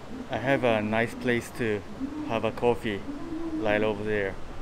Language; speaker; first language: English; non-native, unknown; Japanese